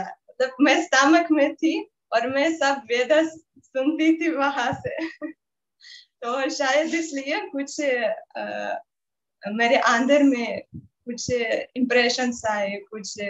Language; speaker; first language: Hindi; non-native, learner; Russian